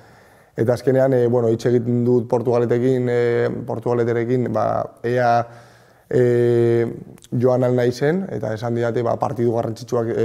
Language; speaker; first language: Basque; non-native, local second language; Spanish